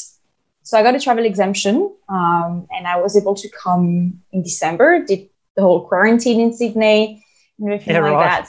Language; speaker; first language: English; non-native, fluent; French